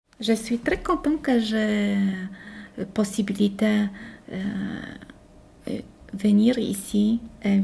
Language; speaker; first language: French; non-native, learner; Polish